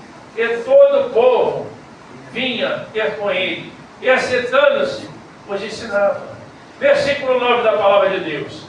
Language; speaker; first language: Portuguese; native; Portuguese